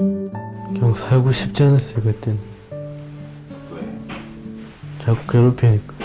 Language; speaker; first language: Korean; early bilingual, other home language; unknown